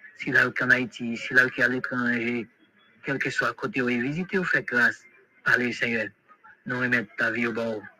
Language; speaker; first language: French; non-native, local second language; Haitian Creole